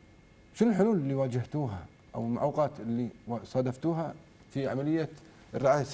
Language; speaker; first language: Arabic; native; Arabic